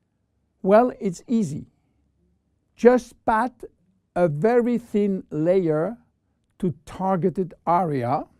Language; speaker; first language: English; non-native, fluent; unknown